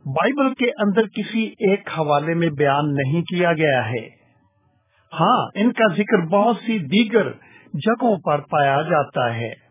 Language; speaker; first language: Urdu; non-native, local second language; Punjabi